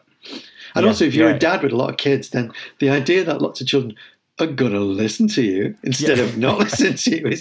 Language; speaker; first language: English; native; English